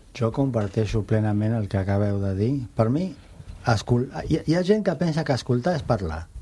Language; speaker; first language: Catalan; non-native, fluent; Spanish